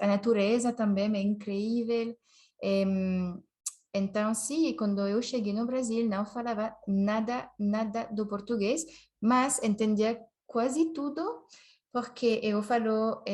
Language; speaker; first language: Portuguese; non-native, learner; French